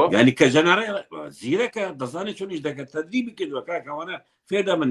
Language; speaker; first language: Central Kurdish; non-native, local second language; Kurdish